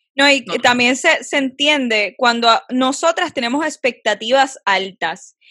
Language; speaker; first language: Spanish; native; Spanish